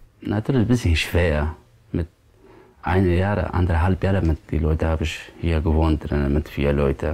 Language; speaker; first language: German; non-native, learner; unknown